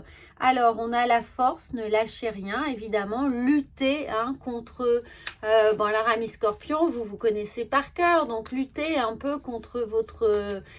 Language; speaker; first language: French; native; French